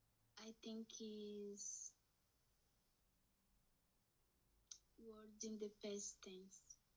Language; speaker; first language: English; non-native, learner; Portuguese